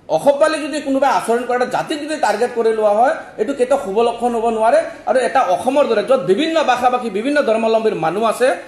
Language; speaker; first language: Assamese; non-native, local second language; Bangla